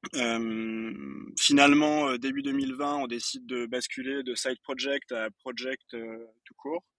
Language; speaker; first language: French; native; French